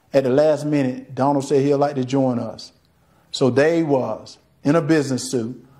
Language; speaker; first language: English; native; English